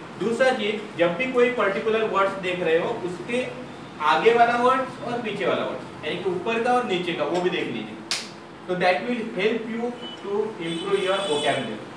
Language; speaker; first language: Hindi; non-native, local second language; Marathi